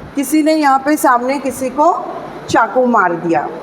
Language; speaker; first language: Hindi; non-native, local second language; Marathi